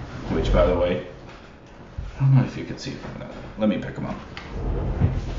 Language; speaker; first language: English; non-native, fluent; Spanish